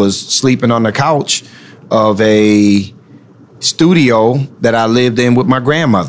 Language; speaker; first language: English; native; English